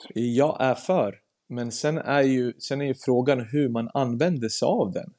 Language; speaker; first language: Swedish; early bilingual, other home language; Serbian